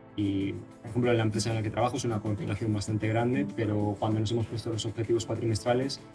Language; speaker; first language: Spanish; native; Spanish